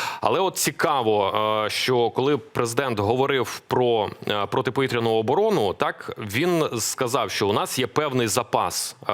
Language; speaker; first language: Ukrainian; native; Ukrainian